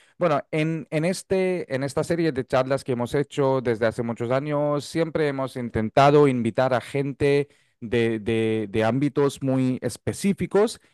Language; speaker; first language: Spanish; non-native, fluent; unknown